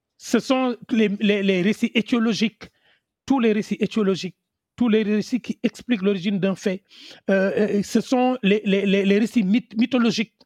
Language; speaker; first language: French; non-native, local second language; Wolof